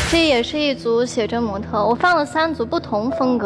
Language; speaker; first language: Chinese; native; Chinese